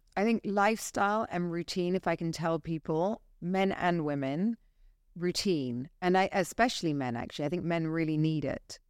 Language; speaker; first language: English; native; English